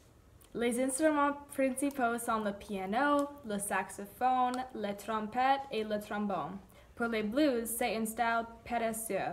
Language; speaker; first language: French; non-native, learner; English